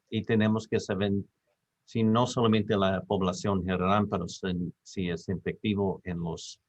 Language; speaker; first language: Spanish; non-native, fluent; English